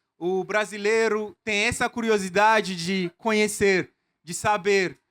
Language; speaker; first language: Portuguese; non-native, fluent; Mossi